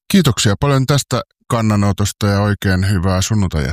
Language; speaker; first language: Finnish; native; Finnish